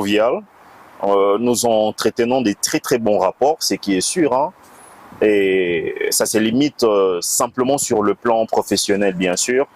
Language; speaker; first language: French; non-native, local second language; Lingala